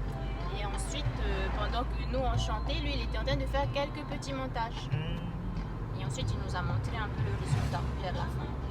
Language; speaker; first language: French; native; French